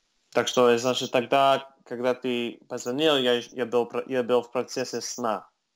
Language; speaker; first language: Russian; non-native, fluent; English